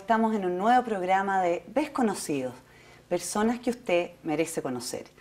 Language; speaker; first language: Spanish; native; Spanish